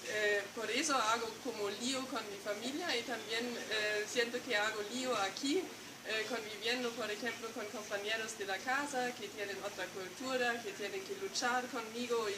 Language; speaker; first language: Spanish; non-native, fluent; German